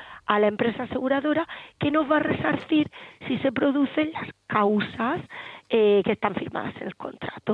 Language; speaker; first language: Spanish; native; Spanish